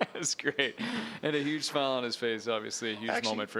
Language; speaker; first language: English; native; English